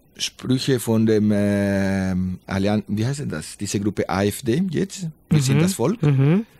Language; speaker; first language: German; non-native, fluent; Spanish